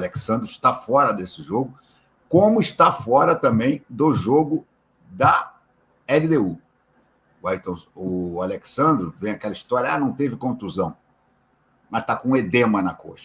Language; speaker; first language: Portuguese; native; Portuguese